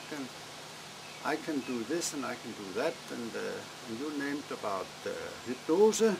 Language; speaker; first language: English; non-native, fluent; Danish